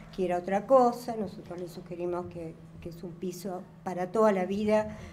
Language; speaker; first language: Spanish; native; Spanish